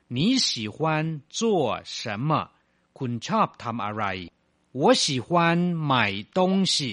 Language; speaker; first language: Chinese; non-native, fluent; Thai